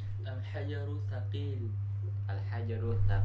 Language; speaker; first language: Arabic; non-native, learner; Indonesian